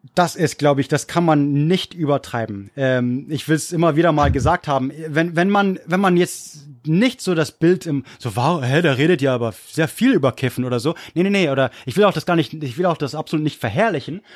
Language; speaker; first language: German; non-native, fluent; English